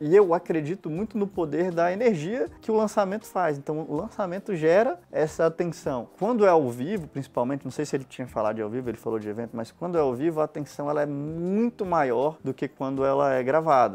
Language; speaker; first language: Portuguese; native; Portuguese